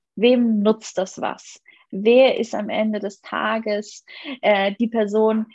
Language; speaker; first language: German; native; German